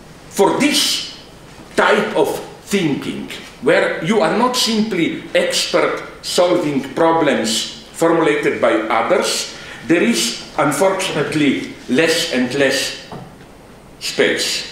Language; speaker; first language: English; non-native, fluent; Slovenian